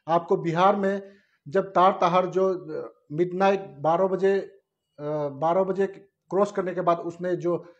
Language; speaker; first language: Hindi; non-native, local second language; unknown